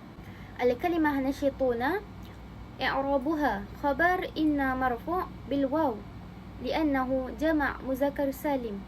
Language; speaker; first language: Arabic; non-native, learner; Malay